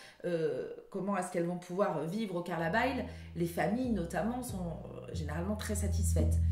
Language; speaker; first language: French; native; French